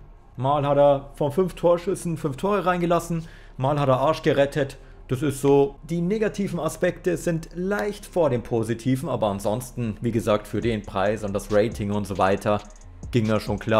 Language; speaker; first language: German; native; German